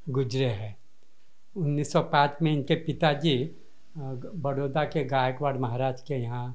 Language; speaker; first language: Hindi; non-native, local second language; Marathi